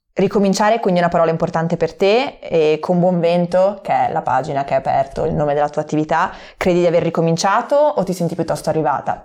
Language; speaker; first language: Italian; native; Italian